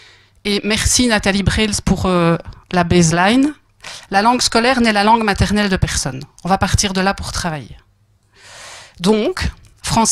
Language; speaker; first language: French; native; French